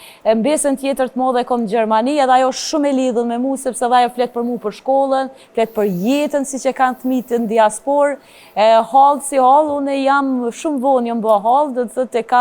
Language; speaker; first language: Albanian; native; Albanian